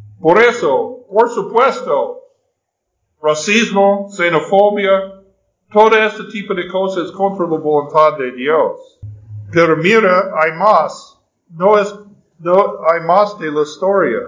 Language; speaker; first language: Spanish; non-native, fluent; English